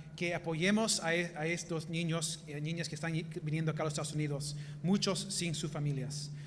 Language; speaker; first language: Spanish; early bilingual, heritage; Spanish